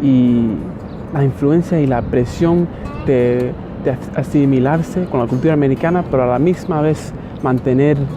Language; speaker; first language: Spanish; early bilingual, heritage; Spanish